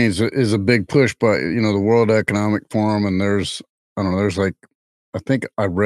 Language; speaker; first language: English; native; English